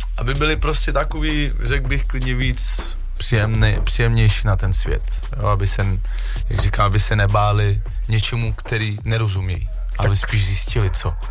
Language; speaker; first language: Czech; early bilingual, other home language; French